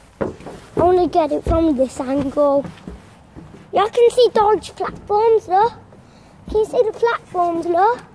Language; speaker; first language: English; native; English